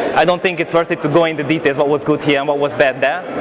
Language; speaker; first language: English; non-native, fluent; Hungarian